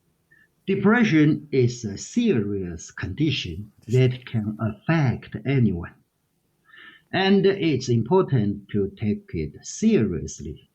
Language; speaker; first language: English; non-native, learner; Chinese